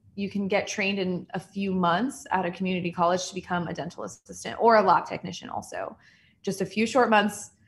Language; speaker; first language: English; native; English